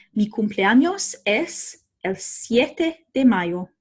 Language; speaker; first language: Spanish; non-native, fluent; English